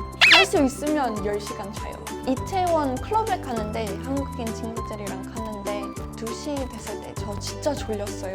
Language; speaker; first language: Korean; non-native, fluent; English